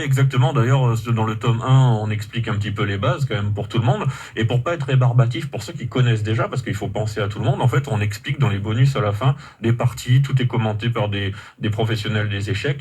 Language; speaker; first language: French; native; French